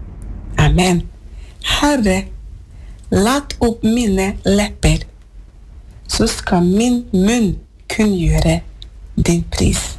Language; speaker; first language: Norwegian; non-native, fluent; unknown